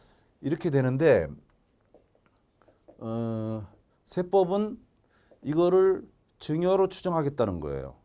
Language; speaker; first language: Korean; native; Korean